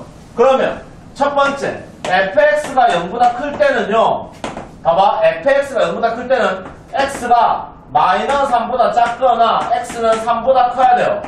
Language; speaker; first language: Korean; native; Korean